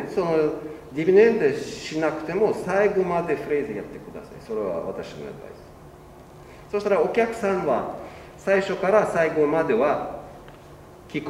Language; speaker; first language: Japanese; non-native, learner; Russian